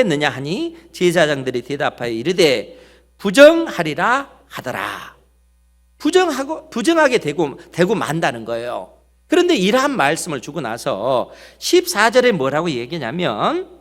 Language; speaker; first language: Korean; native; Korean